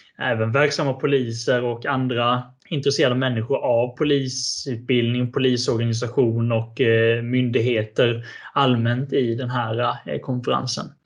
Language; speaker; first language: Swedish; native; Swedish